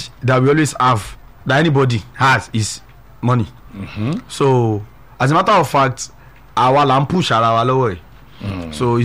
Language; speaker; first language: English; non-native, local second language; Yoruba